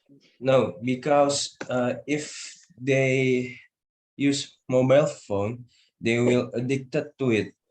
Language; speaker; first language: English; non-native, learner; Indonesian